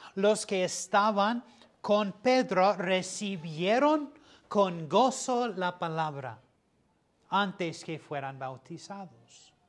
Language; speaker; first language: Spanish; non-native, fluent; English